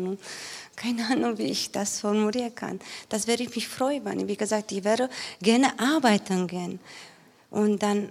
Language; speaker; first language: German; non-native, learner; Romanian